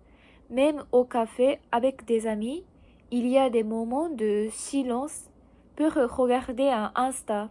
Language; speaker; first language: French; non-native, learner; Japanese